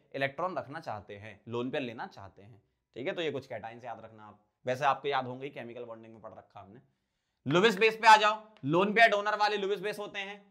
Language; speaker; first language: Hindi; native; Hindi